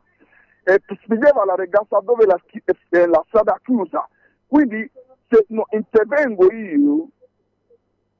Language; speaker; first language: Italian; non-native, fluent; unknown